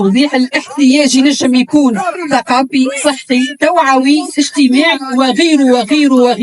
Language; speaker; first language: Arabic; native; Arabic